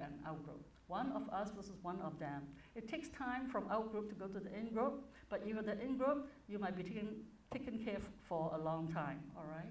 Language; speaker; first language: English; non-native, local second language; Cantonese